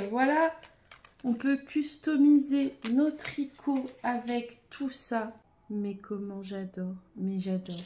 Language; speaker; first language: French; native; French